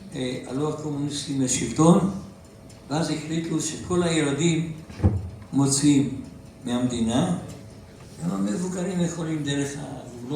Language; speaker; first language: Hebrew; non-native, fluent; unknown